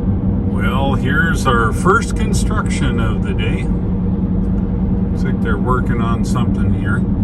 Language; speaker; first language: English; native; English